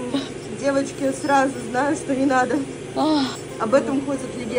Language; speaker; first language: Russian; native; Russian